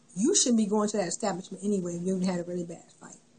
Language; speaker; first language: English; native; English